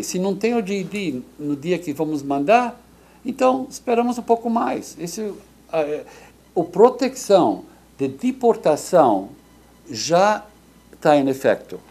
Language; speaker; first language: Portuguese; non-native, fluent; English